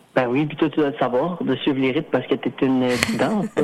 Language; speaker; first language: French; native; French